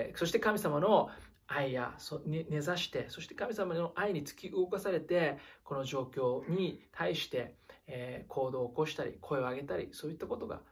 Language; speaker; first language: Japanese; native; Japanese